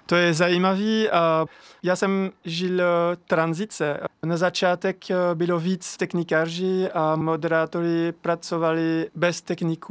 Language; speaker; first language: Czech; non-native, fluent; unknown